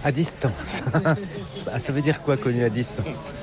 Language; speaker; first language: French; native; French